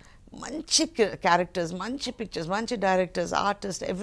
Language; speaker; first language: Telugu; non-native, local second language; Tamil